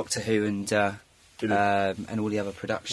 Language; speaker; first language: English; native; English